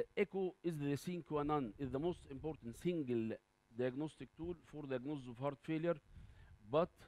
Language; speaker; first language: English; non-native, fluent; Arabic